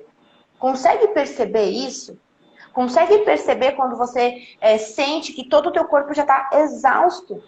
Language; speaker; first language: Portuguese; native; Portuguese